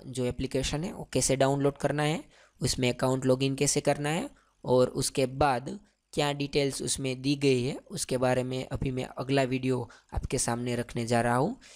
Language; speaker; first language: Hindi; non-native, local second language; Gujarati